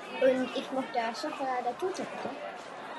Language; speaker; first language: German; non-native, learner; English